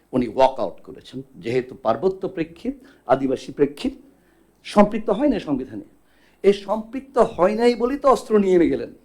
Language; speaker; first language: Bangla; non-native, local second language; Chakma